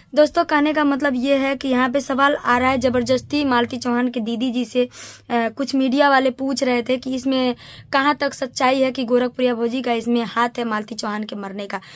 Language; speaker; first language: Hindi; native; Hindi